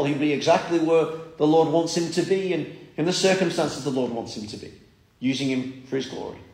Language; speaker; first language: English; native; English